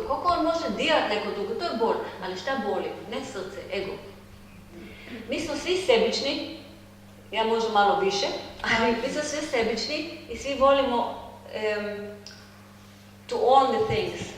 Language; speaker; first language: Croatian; non-native, learner; Hebrew